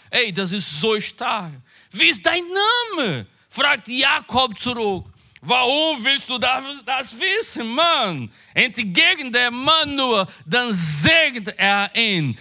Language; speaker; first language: German; non-native, learner; Portuguese